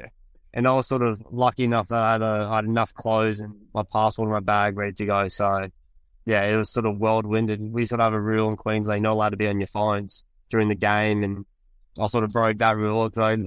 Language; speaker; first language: English; native; English